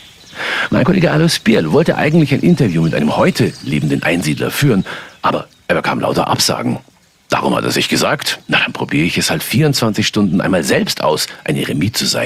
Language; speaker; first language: German; native; German